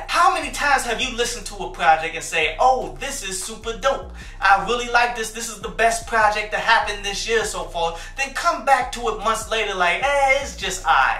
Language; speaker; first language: English; native; English